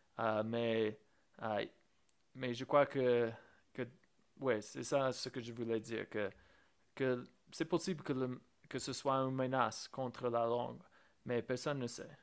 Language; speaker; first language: French; non-native, fluent; English